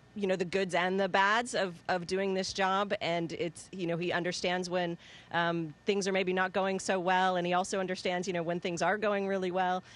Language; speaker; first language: English; native; English